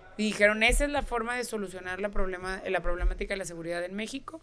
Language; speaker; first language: Spanish; native; Spanish